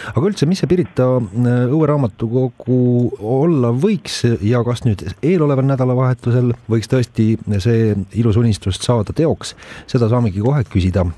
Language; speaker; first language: Estonian; native; Estonian